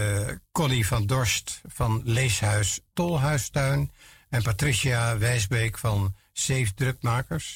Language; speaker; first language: Dutch; native; Dutch